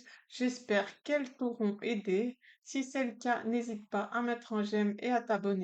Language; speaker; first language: French; native; French